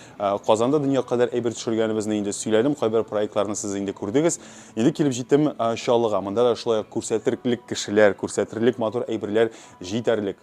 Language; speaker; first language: Tatar; native; Tatar